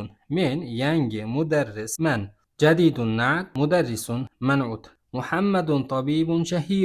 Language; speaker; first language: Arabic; non-native, fluent; Uzbek